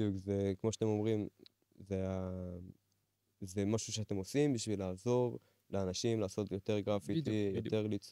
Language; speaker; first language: Hebrew; native; Hebrew